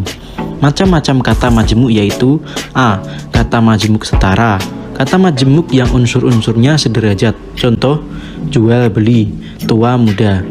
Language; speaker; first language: Indonesian; native; Indonesian